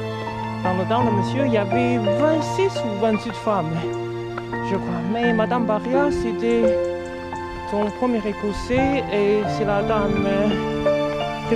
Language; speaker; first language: French; non-native, fluent; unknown